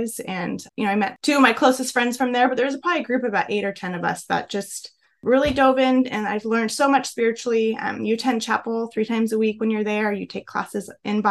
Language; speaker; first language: English; native; English